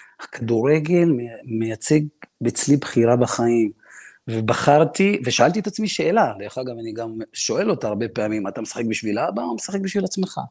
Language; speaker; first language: Hebrew; early bilingual, other home language; Russian